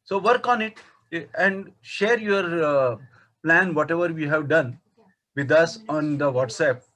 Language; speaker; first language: English; non-native, local second language; Marathi